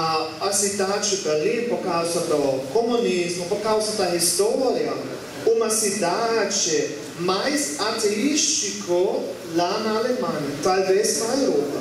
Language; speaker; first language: Portuguese; non-native, learner; German